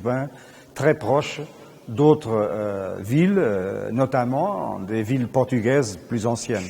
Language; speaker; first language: French; non-native, fluent; Portuguese